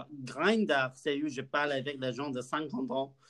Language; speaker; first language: French; non-native, learner; English